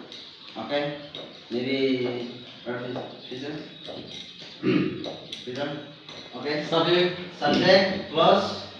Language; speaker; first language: English; non-native, learner; Indonesian